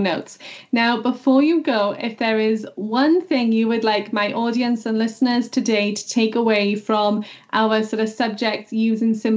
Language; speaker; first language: English; native; English